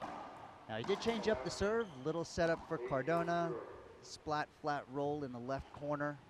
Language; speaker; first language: English; native; English